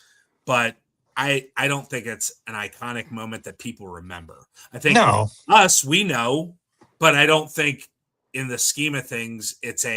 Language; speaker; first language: English; native; English